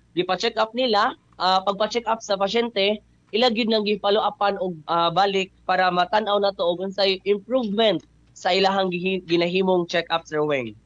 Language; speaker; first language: Cebuano; native; Cebuano